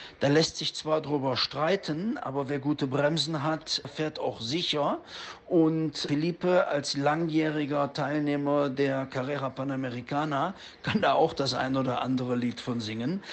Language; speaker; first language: German; native; German